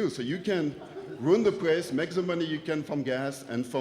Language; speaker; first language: English; non-native, fluent; French